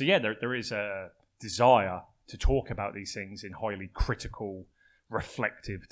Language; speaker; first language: English; native; English